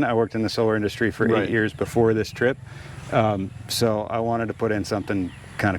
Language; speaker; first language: English; native; English